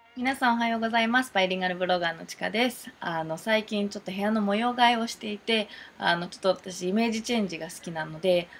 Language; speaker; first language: Japanese; early bilingual, heritage; Japanese